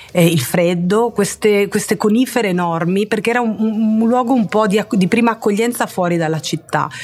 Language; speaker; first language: Italian; early bilingual, other home language; Spanish